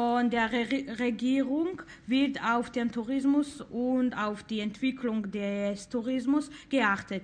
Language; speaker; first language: German; non-native, fluent; Georgian